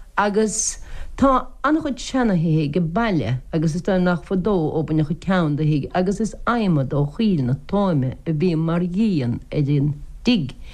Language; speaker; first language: Irish; native; Irish